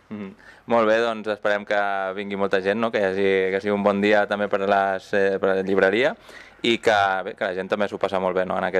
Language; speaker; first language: Catalan; native; Catalan